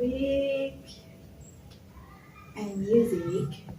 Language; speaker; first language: English; non-native, learner; Indonesian